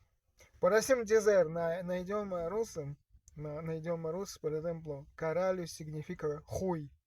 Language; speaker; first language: Portuguese; non-native, fluent; Russian